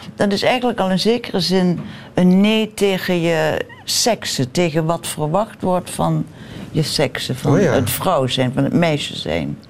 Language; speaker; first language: Dutch; native; Dutch